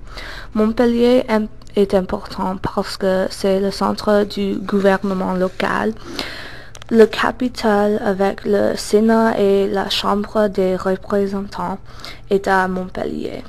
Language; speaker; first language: French; non-native, learner; English